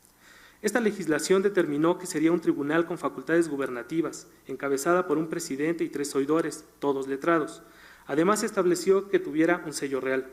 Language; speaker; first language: Spanish; native; Spanish